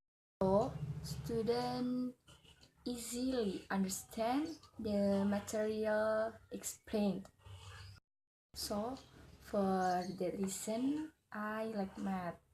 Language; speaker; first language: English; non-native, learner; Indonesian